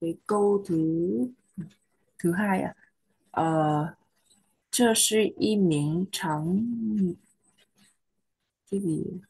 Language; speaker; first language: Chinese; non-native, learner; Vietnamese